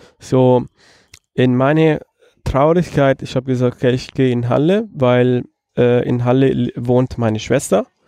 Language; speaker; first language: German; non-native, fluent; Italian